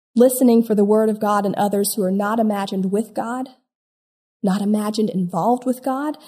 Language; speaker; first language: English; native; English